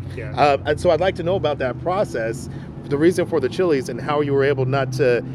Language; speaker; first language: English; non-native, fluent; Spanish